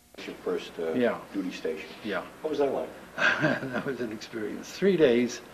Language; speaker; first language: English; native; English